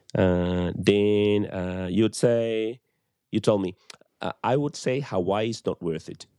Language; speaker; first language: English; non-native, fluent; Spanish